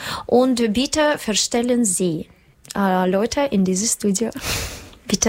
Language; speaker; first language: German; non-native, learner; Russian